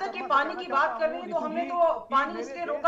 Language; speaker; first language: Hindi; native; Hindi